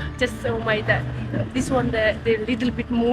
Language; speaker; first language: English; non-native, learner; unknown